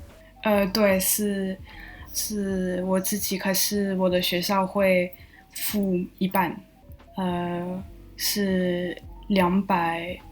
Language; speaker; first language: Chinese; non-native, learner; French